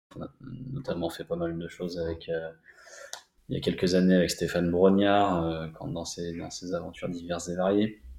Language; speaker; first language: French; native; French